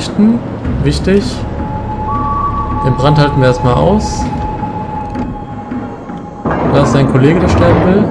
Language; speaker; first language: German; native; German